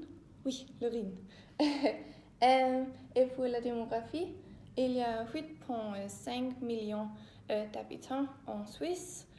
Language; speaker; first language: French; non-native, learner; Danish